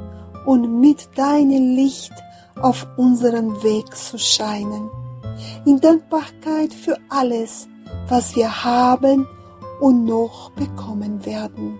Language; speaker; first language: German; non-native, fluent; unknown